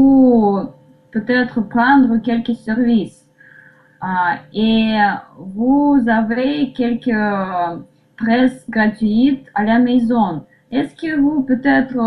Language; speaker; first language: French; non-native, learner; Russian